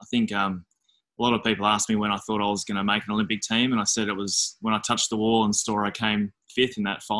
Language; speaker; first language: English; native; English